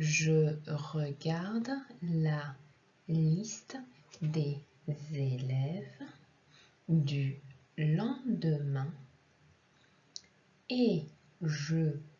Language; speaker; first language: French; non-native, fluent; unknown